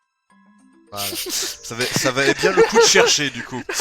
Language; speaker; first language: French; native; French